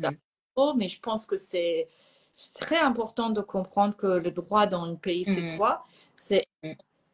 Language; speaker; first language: French; non-native, fluent; Persian